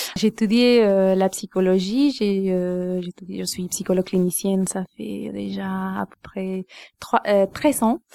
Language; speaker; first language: French; non-native, fluent; Spanish